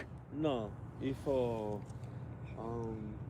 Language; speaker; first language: English; non-native, learner; Spanish